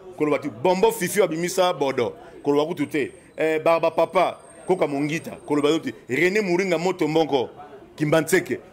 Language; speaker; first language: Lingala; native; Lingala